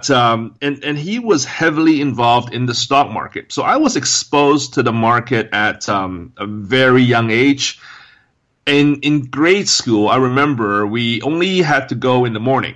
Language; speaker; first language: English; non-native, local second language; Cantonese